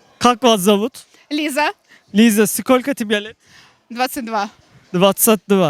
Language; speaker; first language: Russian; non-native, learner; Turkish